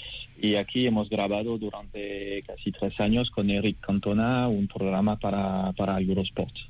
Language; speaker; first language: Spanish; non-native, fluent; French